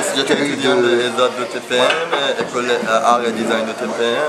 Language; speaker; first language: French; non-native, fluent; Persian